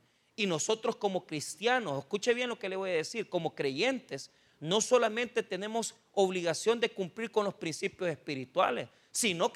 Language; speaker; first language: Spanish; native; Spanish